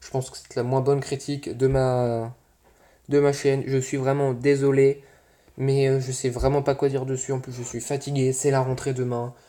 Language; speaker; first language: French; native; French